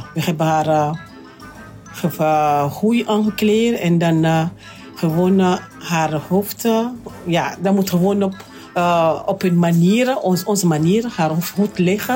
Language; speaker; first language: Dutch; non-native, learner; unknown